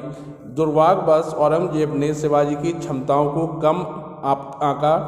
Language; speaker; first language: Hindi; native; Hindi